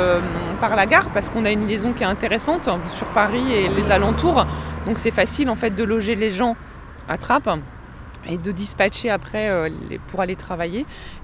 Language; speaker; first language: French; native; French